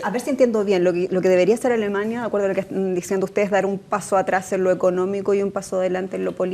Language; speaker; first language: Spanish; native; Spanish